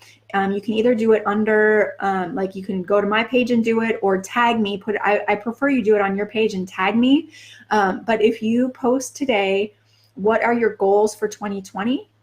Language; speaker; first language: English; native; English